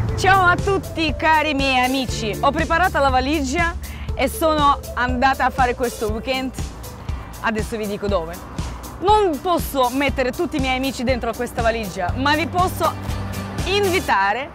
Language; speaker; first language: Italian; non-native, fluent; Russian